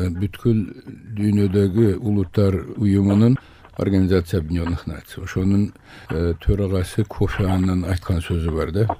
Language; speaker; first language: Kyrgyz; non-native, local second language; Tajik